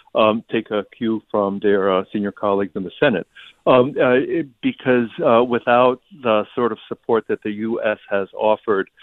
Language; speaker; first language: English; early bilingual, other home language; Ukrainian